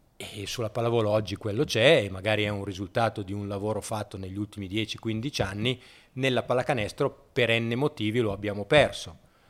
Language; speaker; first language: Italian; native; Italian